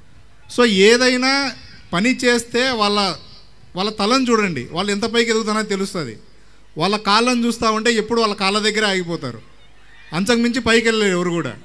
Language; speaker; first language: Telugu; native; Telugu